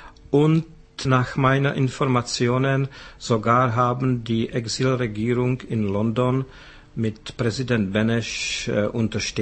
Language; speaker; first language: German; non-native, fluent; Czech